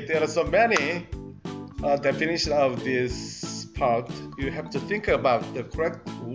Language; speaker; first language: English; non-native, learner; Korean